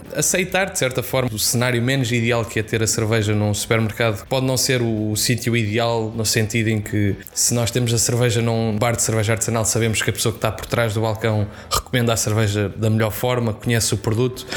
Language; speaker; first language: Portuguese; native; Portuguese